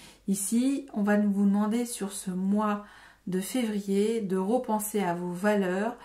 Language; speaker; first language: French; native; French